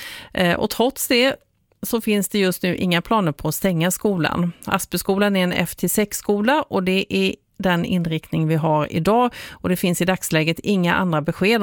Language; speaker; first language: Swedish; native; Swedish